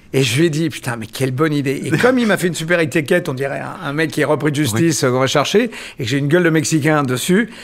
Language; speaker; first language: French; native; French